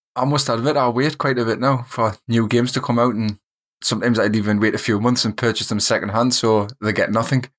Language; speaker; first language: English; native; English